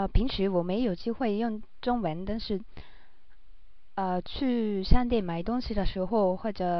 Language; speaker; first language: Chinese; non-native, learner; Japanese